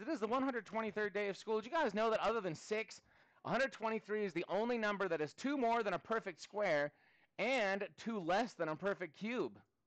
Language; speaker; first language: English; native; English